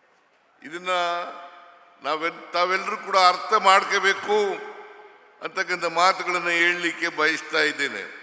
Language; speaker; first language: Kannada; native; Kannada